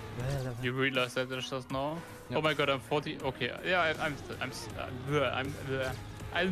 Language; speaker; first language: English; non-native, fluent; German